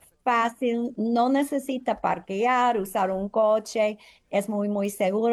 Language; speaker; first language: Spanish; non-native, fluent; English